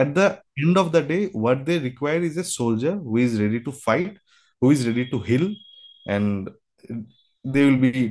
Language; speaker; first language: English; non-native, local second language; Bangla